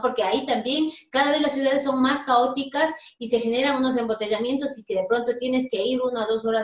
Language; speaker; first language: Spanish; native; Spanish